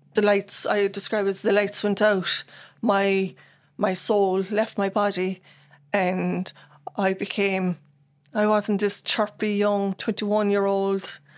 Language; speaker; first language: English; native; English